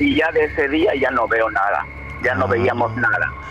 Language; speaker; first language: Spanish; native; Spanish